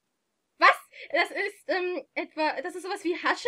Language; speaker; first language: German; native; German